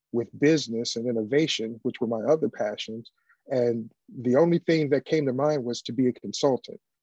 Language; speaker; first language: English; native; English